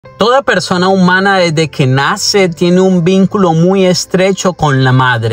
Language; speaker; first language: Spanish; native; Spanish